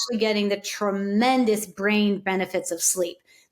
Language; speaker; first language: English; native; English